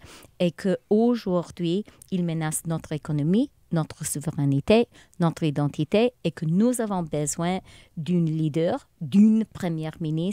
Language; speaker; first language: French; non-native, local second language; English